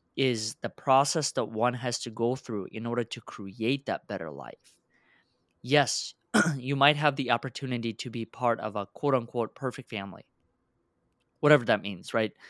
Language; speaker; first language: English; early bilingual, other home language; Russian